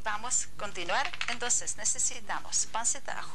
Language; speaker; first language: Spanish; non-native, learner; Czech